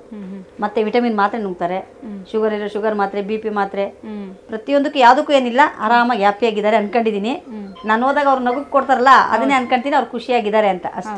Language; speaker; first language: Kannada; native; Kannada